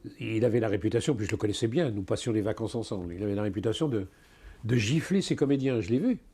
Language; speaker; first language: French; native; French